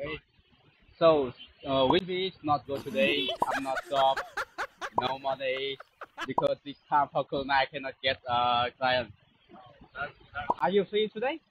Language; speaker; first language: English; non-native, learner; Vietnamese